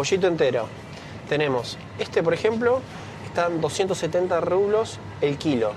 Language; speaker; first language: Spanish; native; Spanish